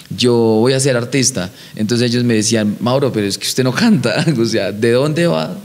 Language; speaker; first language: Spanish; native; Spanish